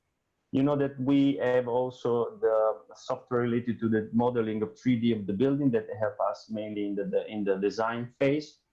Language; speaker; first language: English; non-native, fluent; Italian